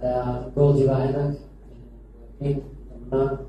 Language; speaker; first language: Indonesian; non-native, learner; Dutch